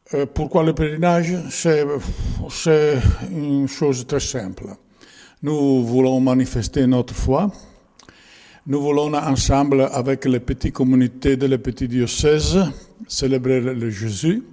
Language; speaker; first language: French; non-native, learner; Italian